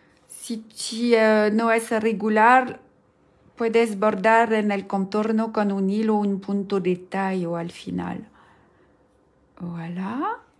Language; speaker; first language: Spanish; non-native, learner; French